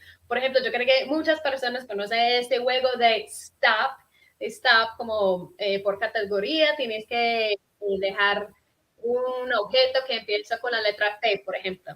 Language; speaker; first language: Spanish; non-native, fluent; English